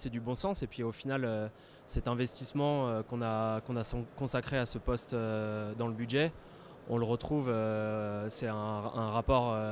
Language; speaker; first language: French; native; French